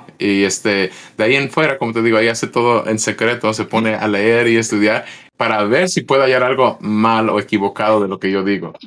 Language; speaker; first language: Spanish; early bilingual, heritage; Spanish